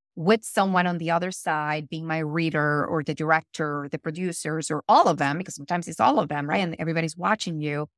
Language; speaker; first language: English; non-native, fluent; Spanish